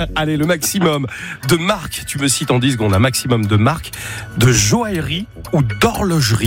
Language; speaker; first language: French; native; French